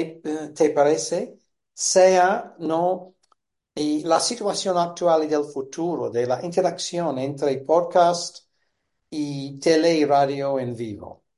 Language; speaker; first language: Spanish; non-native, fluent; English